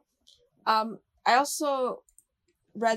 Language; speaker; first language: English; non-native, local second language; Filipino